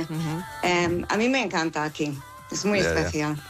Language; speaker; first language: Spanish; non-native, learner; English